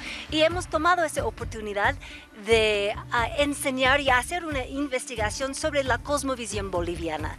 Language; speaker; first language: Spanish; native; Spanish